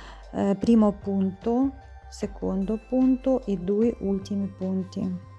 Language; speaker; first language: Italian; non-native, learner; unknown